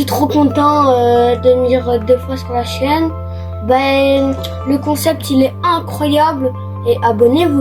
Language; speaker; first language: French; native; French